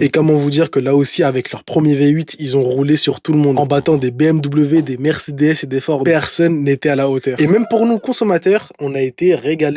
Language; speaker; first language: French; native; French